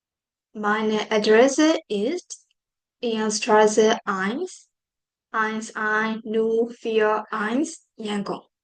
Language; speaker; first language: German; non-native, fluent; Burmese